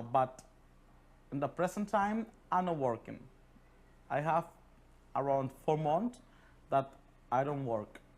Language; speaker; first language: English; non-native, learner; Spanish